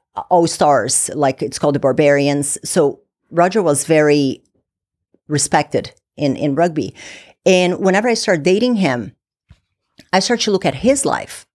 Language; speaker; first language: English; non-native, fluent; Portuguese